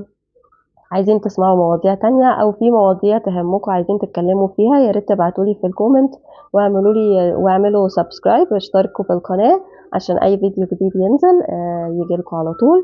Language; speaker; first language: Arabic; native; Arabic